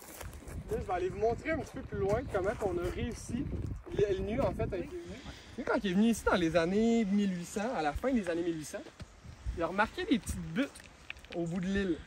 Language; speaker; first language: French; native; French